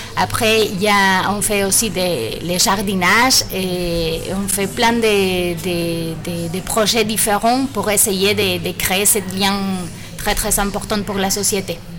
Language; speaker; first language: French; non-native, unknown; Spanish